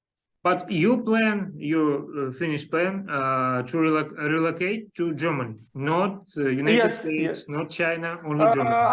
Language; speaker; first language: English; non-native, learner; Russian